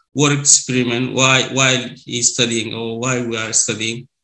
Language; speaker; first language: English; non-native, learner; Arabic